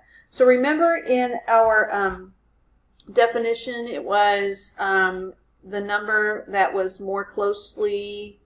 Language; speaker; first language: English; native; English